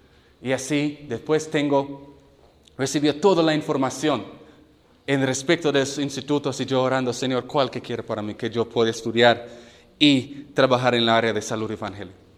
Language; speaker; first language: Spanish; non-native, learner; English